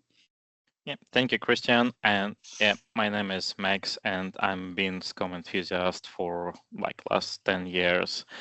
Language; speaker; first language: English; non-native, fluent; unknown